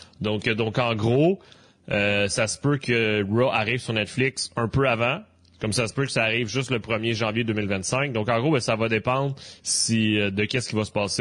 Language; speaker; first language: French; native; French